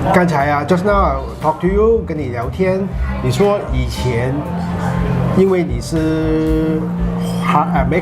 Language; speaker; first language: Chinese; non-native, fluent; English